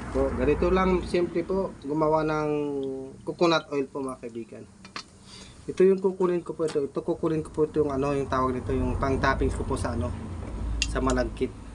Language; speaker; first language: Filipino; non-native, local second language; Pangasinan